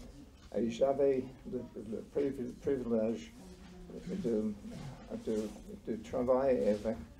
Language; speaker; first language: French; non-native, learner; English